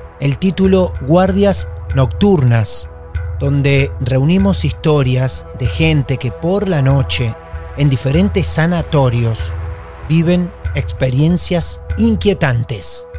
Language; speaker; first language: Spanish; native; Spanish